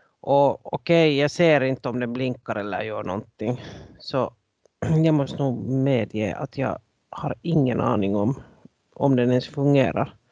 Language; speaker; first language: Swedish; native; Swedish